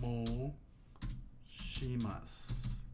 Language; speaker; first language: Japanese; non-native, learner; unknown